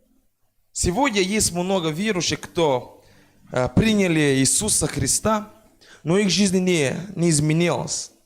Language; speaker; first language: Russian; non-native, fluent; French